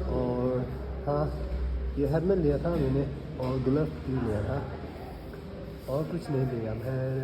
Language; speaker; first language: Hindi; non-native, local second language; Tibetan